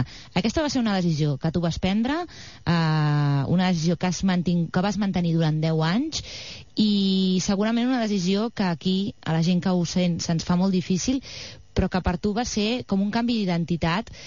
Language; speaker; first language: Catalan; native; Catalan